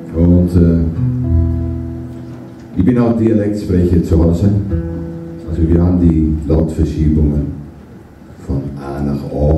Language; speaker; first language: German; non-native, fluent; Dutch